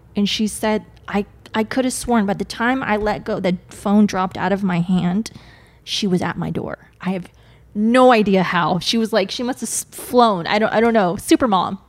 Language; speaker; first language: English; native; English